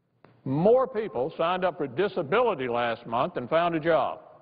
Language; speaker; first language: English; native; English